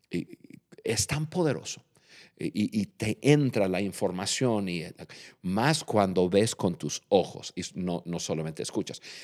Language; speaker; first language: Spanish; non-native, fluent; English